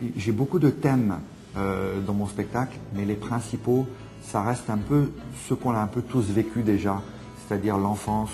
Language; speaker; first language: French; native; French